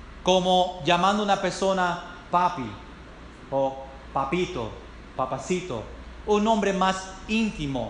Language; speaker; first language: Spanish; non-native, fluent; English